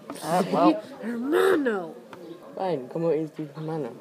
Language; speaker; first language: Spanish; non-native, learner; English